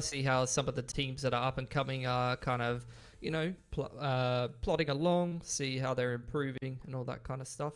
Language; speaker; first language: English; native; English